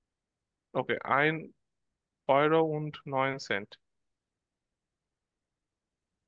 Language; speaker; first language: German; non-native, learner; Bangla